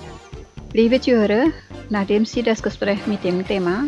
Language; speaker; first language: German; non-native, fluent; Indonesian